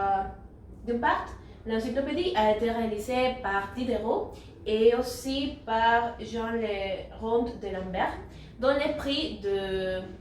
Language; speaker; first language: French; non-native, learner; Spanish